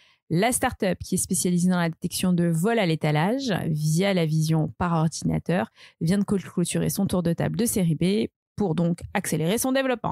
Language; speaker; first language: French; native; French